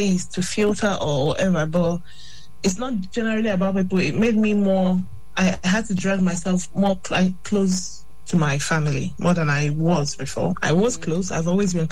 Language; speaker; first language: English; non-native, local second language; Igbo